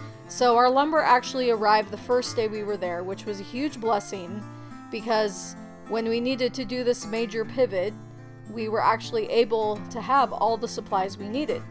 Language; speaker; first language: English; native; English